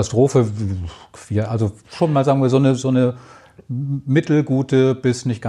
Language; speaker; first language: German; native; German